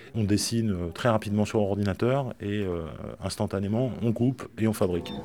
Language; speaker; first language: French; native; French